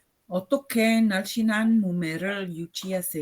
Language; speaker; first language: Korean; non-native, learner; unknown